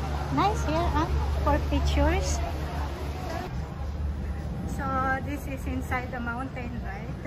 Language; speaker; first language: English; non-native, learner; Filipino